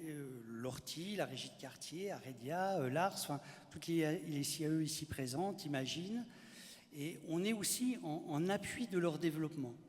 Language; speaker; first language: French; native; French